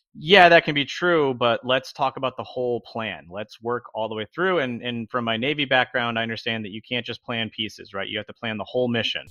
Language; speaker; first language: English; native; English